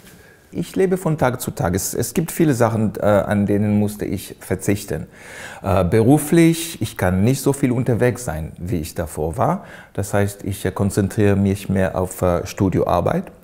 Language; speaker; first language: German; non-native, fluent; Hebrew